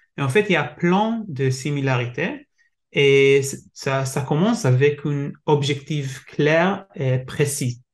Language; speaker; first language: French; non-native, learner; Hebrew